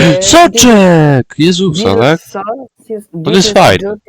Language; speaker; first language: Polish; native; Polish